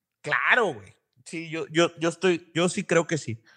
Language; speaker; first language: Spanish; native; Spanish